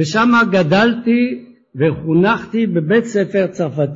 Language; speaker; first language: Hebrew; non-native, fluent; French